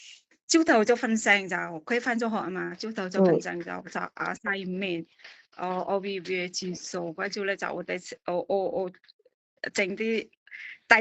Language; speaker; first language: Cantonese; non-native, fluent; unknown